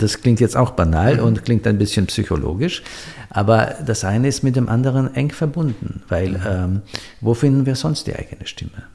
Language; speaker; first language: German; early bilingual, other home language; Polish